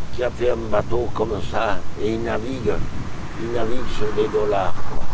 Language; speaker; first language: French; native; French